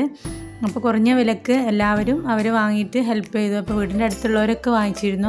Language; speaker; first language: Malayalam; native; Malayalam